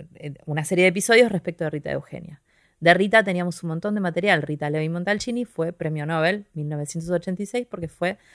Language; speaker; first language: Spanish; native; Spanish